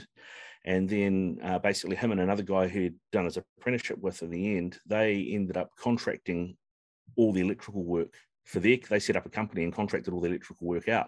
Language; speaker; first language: English; native; English